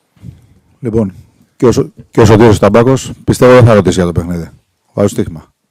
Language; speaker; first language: Greek; native; Greek